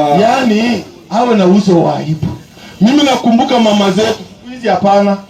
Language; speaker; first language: Swahili; non-native, local second language; Kalenjin